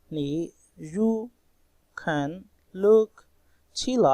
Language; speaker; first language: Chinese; non-native, learner; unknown